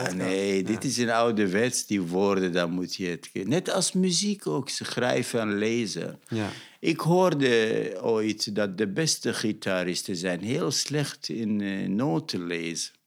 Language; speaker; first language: Dutch; non-native, fluent; Arabic